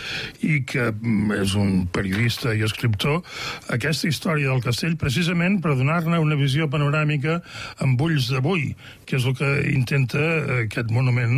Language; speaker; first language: Catalan; native; Catalan